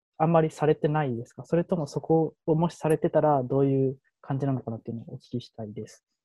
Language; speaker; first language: Japanese; native; Japanese